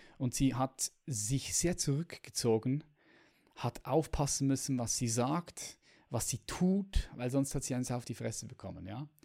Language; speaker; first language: German; native; German